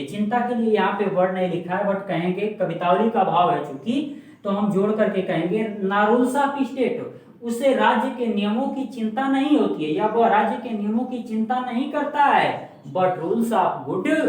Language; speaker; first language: Hindi; native; Hindi